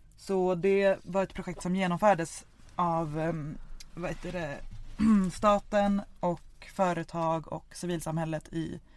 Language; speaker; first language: Swedish; native; Swedish